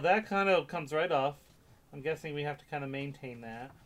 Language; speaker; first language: English; native; English